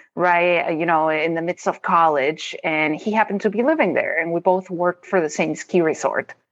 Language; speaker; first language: English; non-native, fluent; Spanish